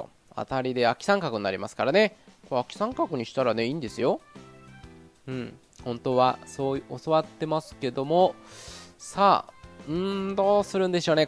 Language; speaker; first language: Japanese; native; Japanese